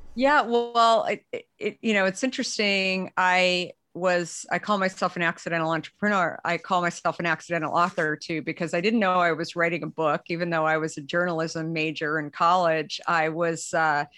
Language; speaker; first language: English; native; English